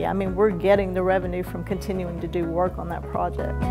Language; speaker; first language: English; native; English